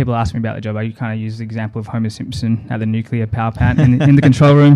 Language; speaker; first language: English; native; English